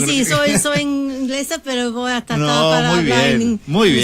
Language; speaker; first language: Spanish; non-native, learner; English